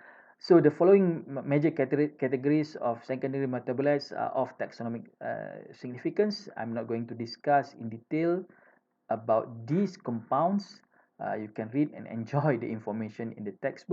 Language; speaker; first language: English; non-native, fluent; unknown